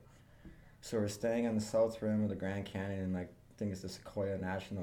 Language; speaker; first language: English; native; English